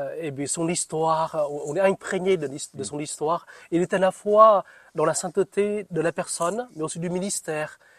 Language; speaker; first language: French; non-native, fluent; Vietnamese